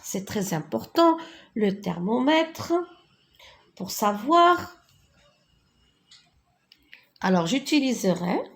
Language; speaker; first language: French; non-native, local second language; Arabic